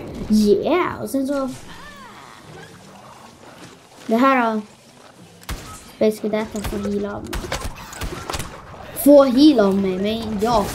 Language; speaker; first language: Swedish; early bilingual, other home language; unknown